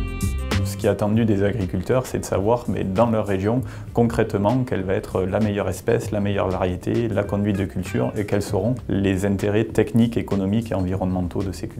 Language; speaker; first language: French; native; French